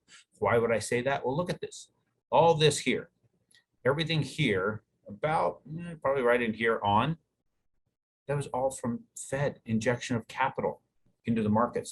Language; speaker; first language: English; native; English